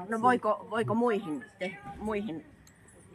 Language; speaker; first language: Finnish; native; Finnish